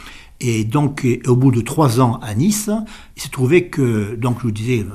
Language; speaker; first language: French; native; French